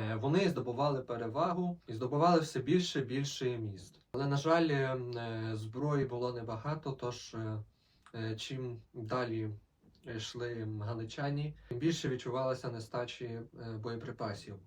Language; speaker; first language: Ukrainian; native; Ukrainian